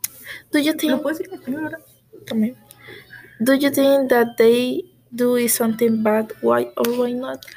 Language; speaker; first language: English; non-native, learner; Spanish